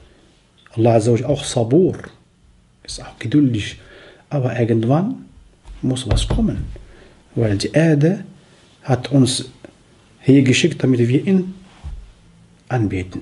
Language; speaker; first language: German; non-native, fluent; Arabic